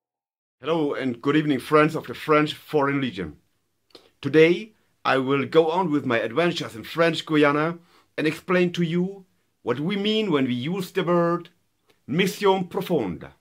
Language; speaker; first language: English; non-native, fluent; German